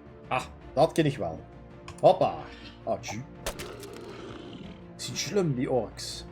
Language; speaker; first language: Dutch; native; Dutch